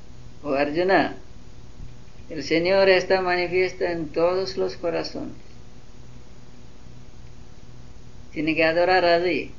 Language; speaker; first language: Spanish; non-native, learner; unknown